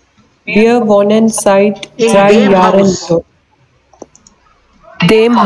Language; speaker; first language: German; non-native, learner; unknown